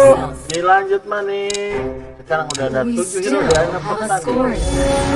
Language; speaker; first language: Indonesian; native; Indonesian